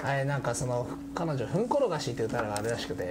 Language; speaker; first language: Japanese; native; Japanese